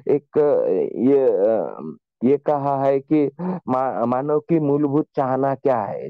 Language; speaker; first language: Hindi; non-native, local second language; Marathi